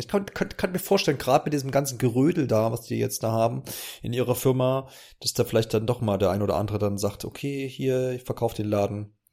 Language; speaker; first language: German; native; German